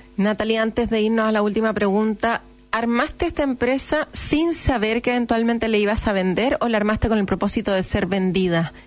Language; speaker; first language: Spanish; native; Spanish